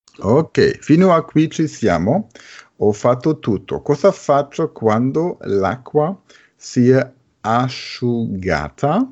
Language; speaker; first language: Italian; non-native, fluent; German